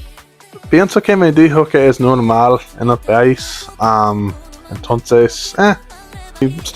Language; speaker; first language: Spanish; non-native, learner; English